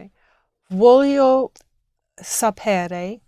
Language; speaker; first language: Italian; non-native, learner; English